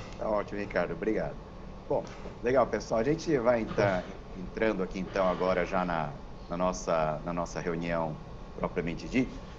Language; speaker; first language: Portuguese; native; Portuguese